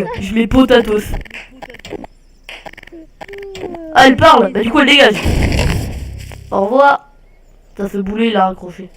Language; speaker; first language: French; native; French